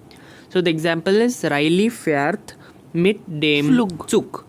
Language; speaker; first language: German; non-native, learner; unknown